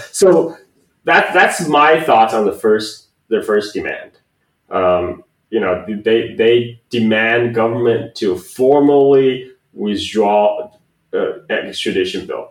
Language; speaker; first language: English; non-native, fluent; Chinese